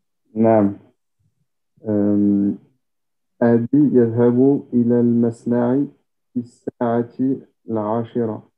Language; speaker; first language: Arabic; non-native, learner; French